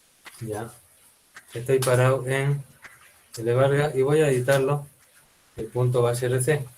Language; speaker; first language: Spanish; native; Spanish